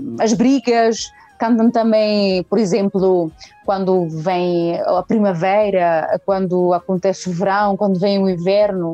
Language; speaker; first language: Portuguese; early bilingual, heritage; Portuguese